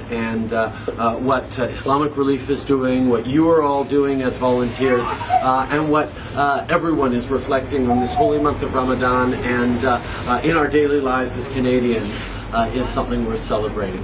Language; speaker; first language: English; native; English